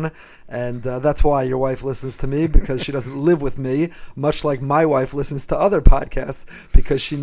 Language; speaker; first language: English; native; English